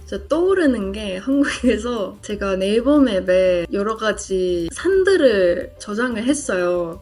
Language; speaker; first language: Korean; non-native, fluent; Estonian